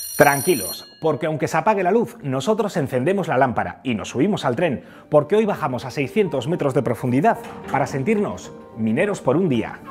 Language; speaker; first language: Spanish; native; Spanish